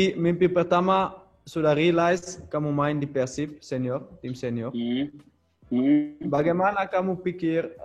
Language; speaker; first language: Indonesian; non-native, learner; Dutch